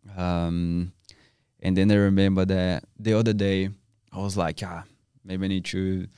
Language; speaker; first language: English; non-native, learner; Portuguese